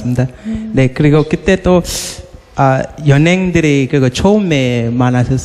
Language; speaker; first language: Korean; non-native, learner; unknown